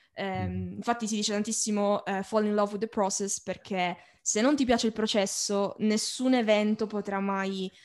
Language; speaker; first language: Italian; native; Italian